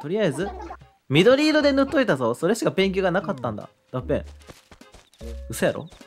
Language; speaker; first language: Japanese; native; Japanese